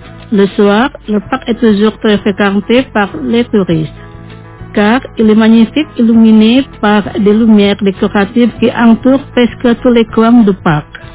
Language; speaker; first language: French; non-native, fluent; Indonesian